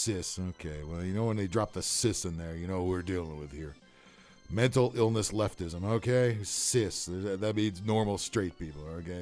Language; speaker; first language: English; native; English